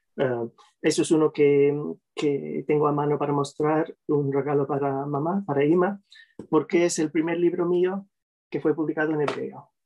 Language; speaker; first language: Spanish; non-native, fluent; English